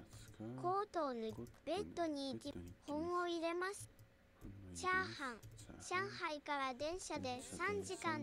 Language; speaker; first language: Japanese; non-native, learner; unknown